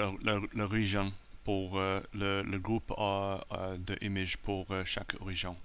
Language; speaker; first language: French; non-native, learner; English